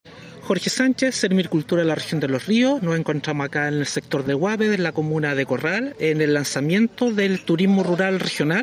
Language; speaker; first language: Spanish; native; Spanish